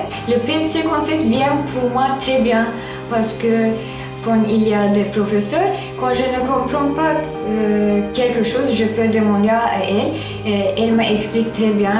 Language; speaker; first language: French; non-native, learner; Turkish